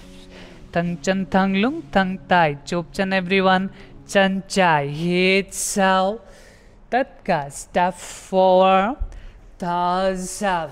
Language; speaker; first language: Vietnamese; non-native, learner; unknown